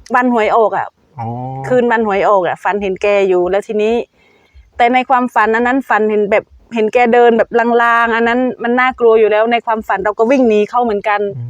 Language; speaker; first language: Thai; native; Thai